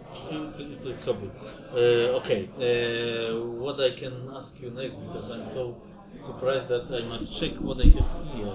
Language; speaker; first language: English; non-native, fluent; Polish